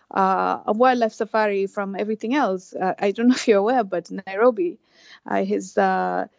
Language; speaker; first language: English; non-native, local second language; Swahili